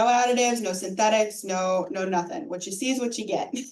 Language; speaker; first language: English; native; English